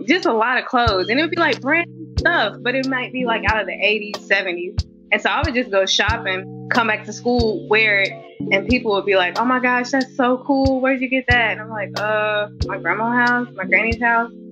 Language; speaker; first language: English; native; English